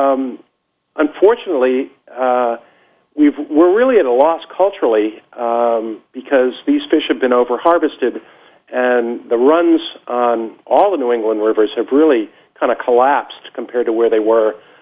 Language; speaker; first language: English; native; English